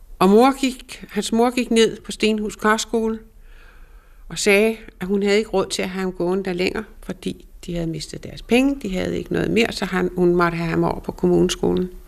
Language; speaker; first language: Danish; native; Danish